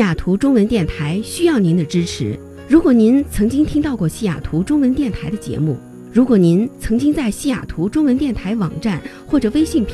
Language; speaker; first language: Chinese; native; Chinese